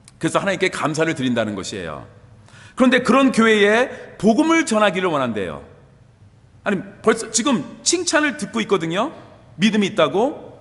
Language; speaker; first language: Korean; native; Korean